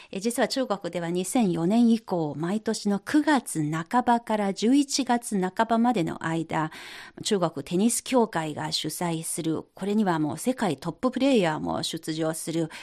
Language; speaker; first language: Japanese; non-native, fluent; Chinese